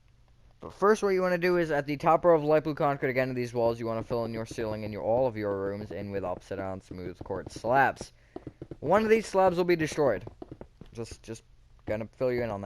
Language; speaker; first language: English; native; English